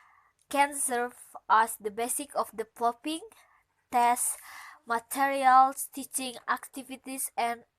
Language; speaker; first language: English; non-native, learner; Indonesian